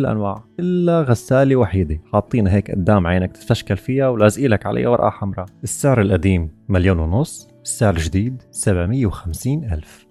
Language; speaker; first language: Arabic; native; Arabic